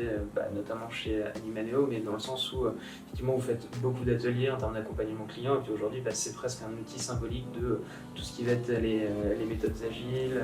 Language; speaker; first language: French; native; French